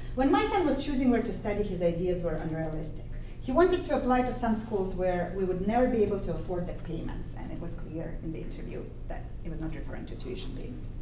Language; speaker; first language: English; non-native, fluent; Ukrainian